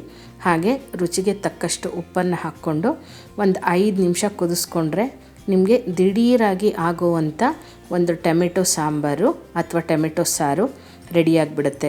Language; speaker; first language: Kannada; native; Kannada